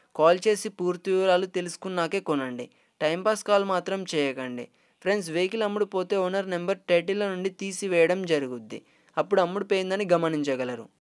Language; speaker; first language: Telugu; native; Telugu